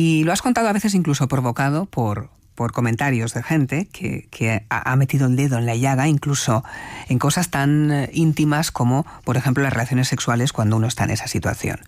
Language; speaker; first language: Spanish; native; Spanish